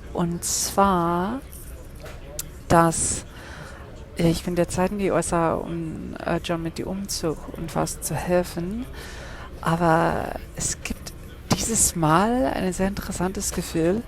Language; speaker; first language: German; non-native, fluent; English